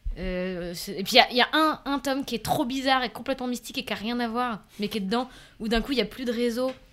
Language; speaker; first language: French; native; French